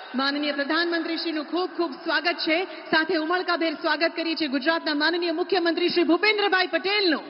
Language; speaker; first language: Hindi; non-native, local second language; Gujarati